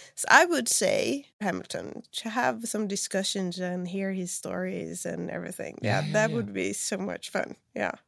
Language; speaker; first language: English; non-native, fluent; Swedish